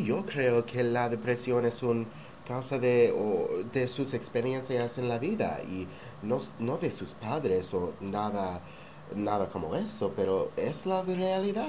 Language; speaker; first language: Spanish; non-native, learner; English